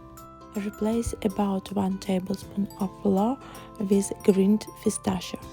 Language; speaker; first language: English; non-native, learner; Russian